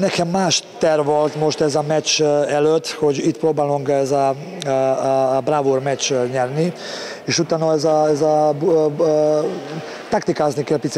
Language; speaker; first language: Hungarian; non-native, learner; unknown